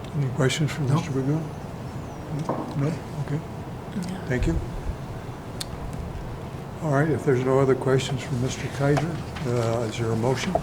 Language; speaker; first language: English; native; English